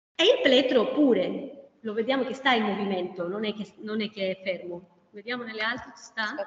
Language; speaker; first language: Italian; non-native, fluent; Greek